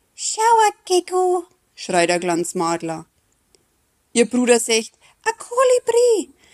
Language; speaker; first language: German; native; German